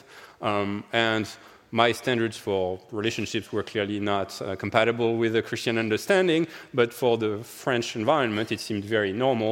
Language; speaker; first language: English; non-native, fluent; French